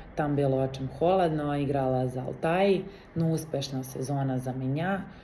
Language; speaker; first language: Russian; non-native, learner; Serbian